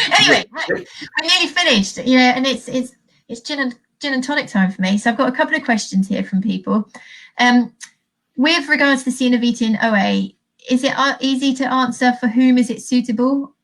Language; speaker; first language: English; native; English